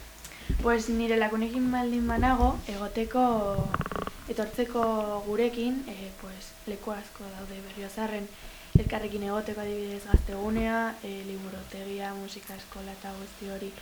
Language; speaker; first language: Basque; non-native, local second language; Spanish